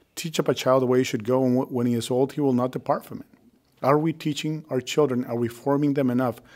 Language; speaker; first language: English; early bilingual, other home language; Spanish